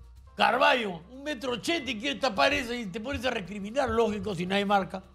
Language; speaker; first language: Spanish; native; Spanish